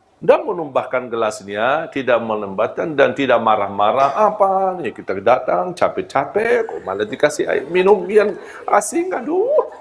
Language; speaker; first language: Malay; non-native, fluent; Arabic